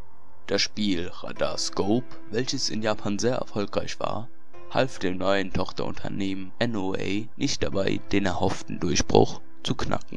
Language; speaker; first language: German; native; German